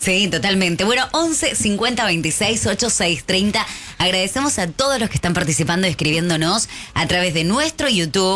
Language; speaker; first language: Spanish; native; Spanish